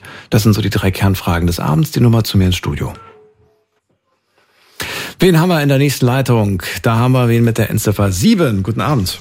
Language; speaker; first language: German; native; German